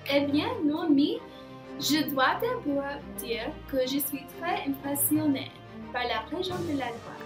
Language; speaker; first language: French; non-native, learner; English